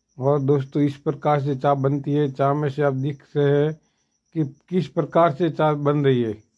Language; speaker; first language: Hindi; non-native, local second language; Gujarati